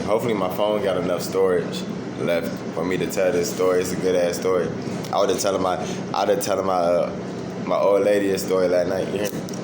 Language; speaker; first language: English; native; English